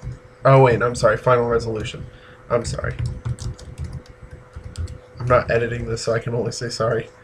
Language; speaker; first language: English; native; English